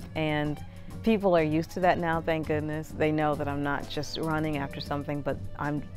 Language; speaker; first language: English; native; English